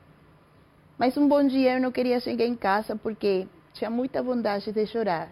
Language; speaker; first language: Portuguese; non-native, fluent; Spanish